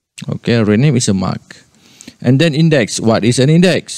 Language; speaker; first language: English; non-native, local second language; Malay